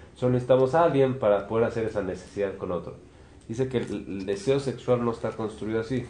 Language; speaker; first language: Spanish; native; Spanish